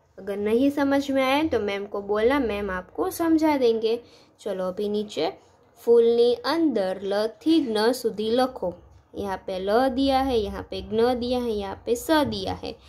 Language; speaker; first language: Hindi; non-native, local second language; Gujarati